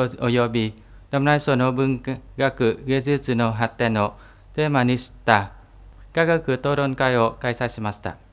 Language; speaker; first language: Japanese; non-native, fluent; Vietnamese